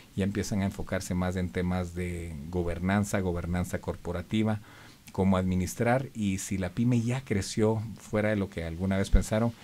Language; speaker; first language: Spanish; native; Spanish